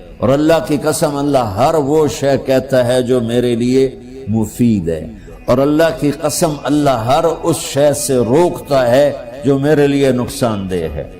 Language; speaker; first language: Urdu; non-native, local second language; Punjabi